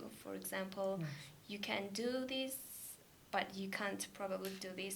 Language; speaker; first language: English; non-native, learner; Georgian